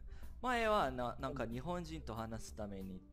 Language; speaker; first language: Japanese; early bilingual, heritage; Portuguese